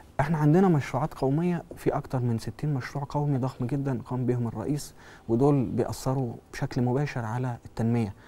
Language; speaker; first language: Arabic; native; Arabic